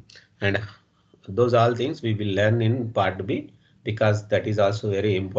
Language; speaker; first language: English; non-native, local second language; Telugu